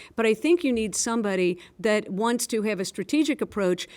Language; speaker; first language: English; native; English